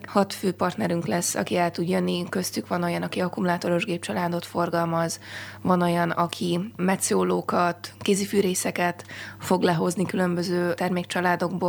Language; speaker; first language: Hungarian; native; Hungarian